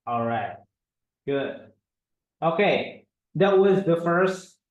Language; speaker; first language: English; non-native, fluent; Indonesian